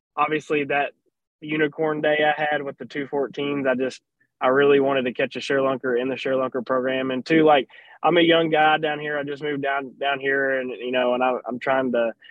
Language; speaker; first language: English; native; English